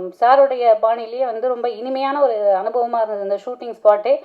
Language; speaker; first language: Tamil; native; Tamil